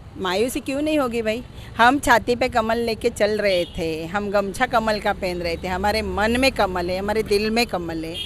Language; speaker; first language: Hindi; non-native, local second language; Marathi